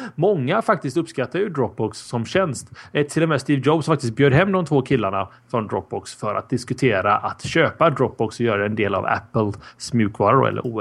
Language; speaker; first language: Swedish; native; Swedish